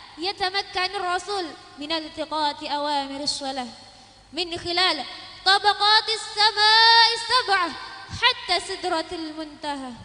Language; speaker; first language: Arabic; non-native, learner; Indonesian